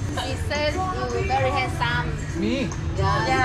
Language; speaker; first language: English; non-native, learner; Vietnamese